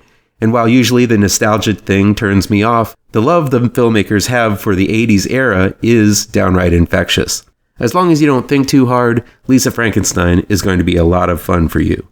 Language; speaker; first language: English; native; English